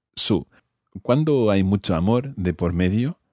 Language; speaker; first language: English; native; English